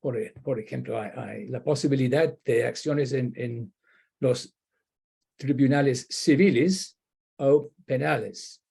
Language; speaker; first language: Spanish; non-native, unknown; English